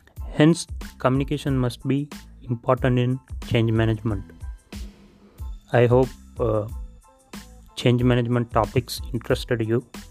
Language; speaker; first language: English; non-native, local second language; Tamil